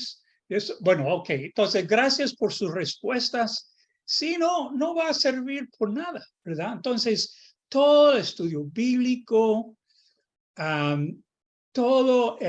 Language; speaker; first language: Spanish; non-native, fluent; English